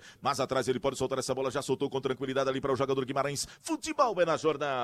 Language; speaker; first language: Portuguese; native; Portuguese